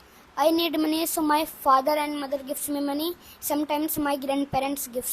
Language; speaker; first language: English; non-native, learner; Hindi